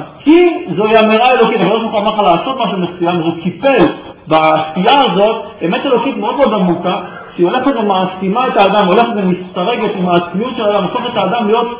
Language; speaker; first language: Hebrew; native; Hebrew